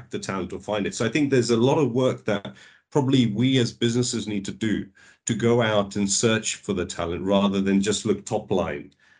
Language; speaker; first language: English; native; English